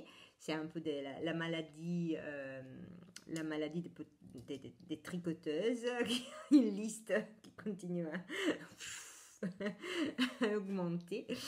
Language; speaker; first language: French; non-native, fluent; Italian